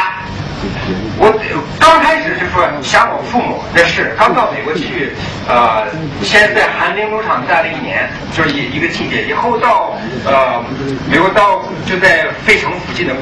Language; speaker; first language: Chinese; early bilingual, other home language; English